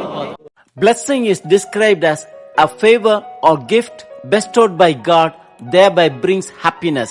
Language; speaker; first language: English; non-native, local second language; Tamil